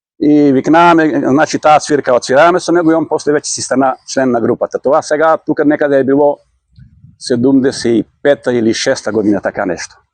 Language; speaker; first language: Macedonian; native; Macedonian